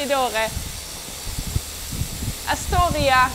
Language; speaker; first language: Spanish; non-native, learner; German